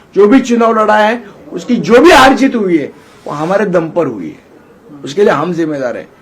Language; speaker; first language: Hindi; non-native, local second language; Marathi